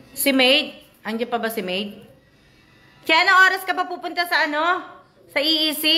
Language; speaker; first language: Filipino; native; Filipino